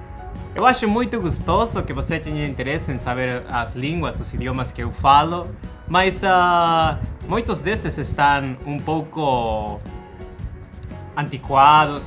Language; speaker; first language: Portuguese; non-native, learner; Spanish